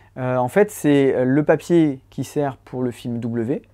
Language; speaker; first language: French; native; French